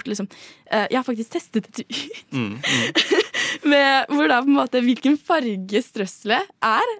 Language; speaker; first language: Norwegian; native; Norwegian